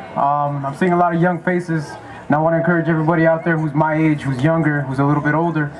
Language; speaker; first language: English; early bilingual, other home language; Spanish